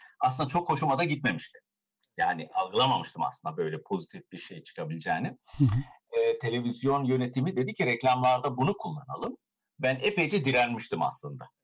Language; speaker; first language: Turkish; early bilingual, heritage; Turkish